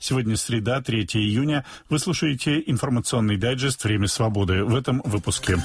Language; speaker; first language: Russian; native; Russian